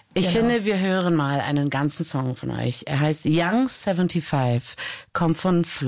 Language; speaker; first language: German; native; German